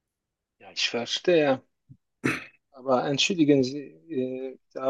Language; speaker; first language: German; non-native, learner; Turkish